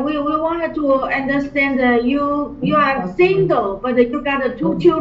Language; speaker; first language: English; non-native, learner; Chinese